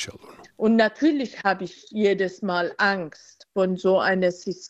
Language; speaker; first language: German; non-native, fluent; Persian